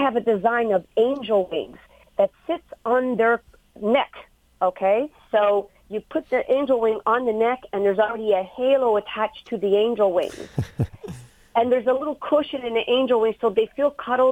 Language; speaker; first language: English; native; English